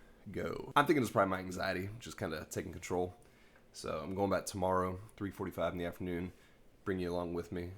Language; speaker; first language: English; native; English